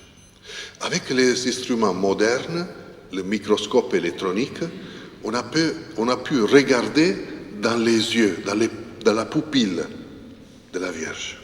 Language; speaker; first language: French; non-native, fluent; Italian